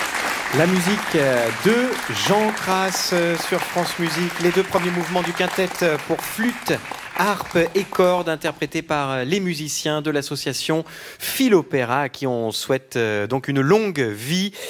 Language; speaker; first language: French; native; French